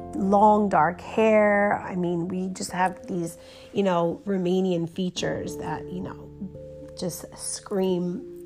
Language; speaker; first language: English; early bilingual, other home language; Romanian